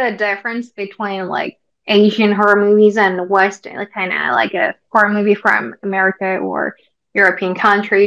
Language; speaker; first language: English; non-native, fluent; Korean